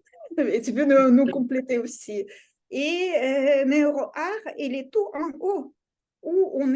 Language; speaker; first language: French; non-native, fluent; Russian